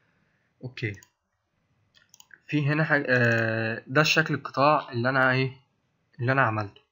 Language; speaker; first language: Arabic; native; Arabic